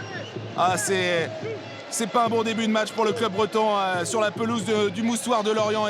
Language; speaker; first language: French; native; French